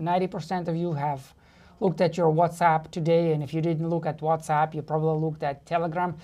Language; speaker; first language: English; non-native, fluent; Russian